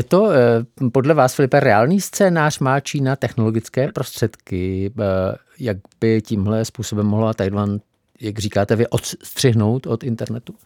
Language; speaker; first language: Czech; native; Czech